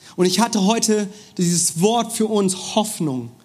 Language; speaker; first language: German; non-native, fluent; Korean